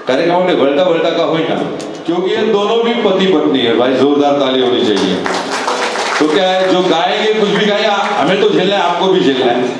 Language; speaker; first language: Hindi; non-native, local second language; Marathi